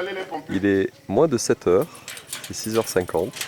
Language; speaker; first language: French; native; French